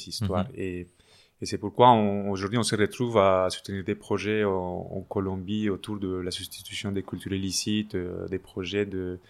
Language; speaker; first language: French; non-native, fluent; Spanish